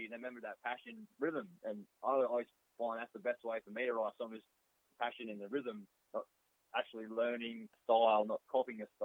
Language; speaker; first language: English; native; English